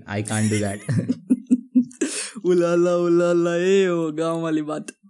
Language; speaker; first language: Hindi; non-native, local second language; Marathi